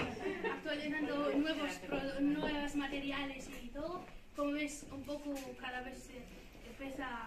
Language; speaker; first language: Spanish; non-native, learner; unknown